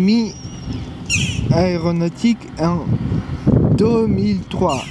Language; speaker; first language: French; non-native, fluent; Russian